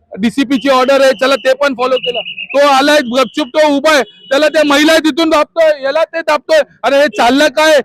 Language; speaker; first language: Marathi; non-native, local second language; Lambadi